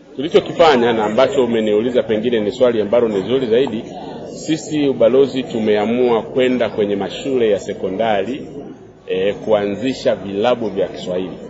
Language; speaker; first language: Swahili; native; Swahili